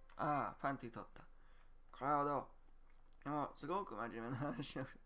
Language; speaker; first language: Japanese; non-native, learner; English